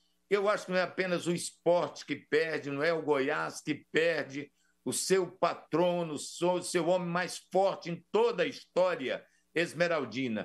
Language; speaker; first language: Portuguese; native; Portuguese